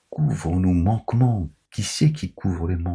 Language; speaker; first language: French; native; French